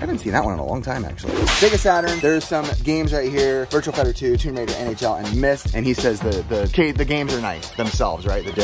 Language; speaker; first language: English; native; English